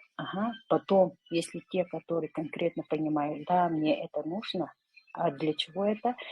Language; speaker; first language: Russian; non-native, local second language; Yakut